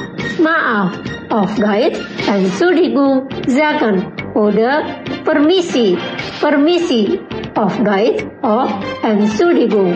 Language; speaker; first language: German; non-native, fluent; Indonesian